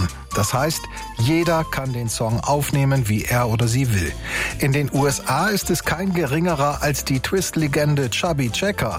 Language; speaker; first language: German; native; German